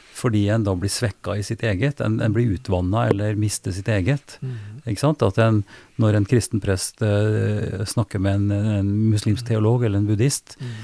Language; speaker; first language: Norwegian; native; Norwegian